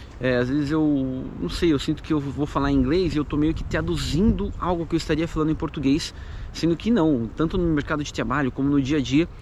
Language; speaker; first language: Portuguese; native; Portuguese